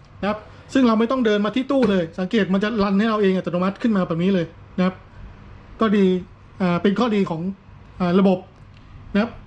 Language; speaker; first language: Thai; native; Thai